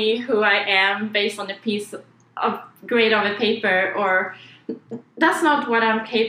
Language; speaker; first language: English; non-native, fluent; Swedish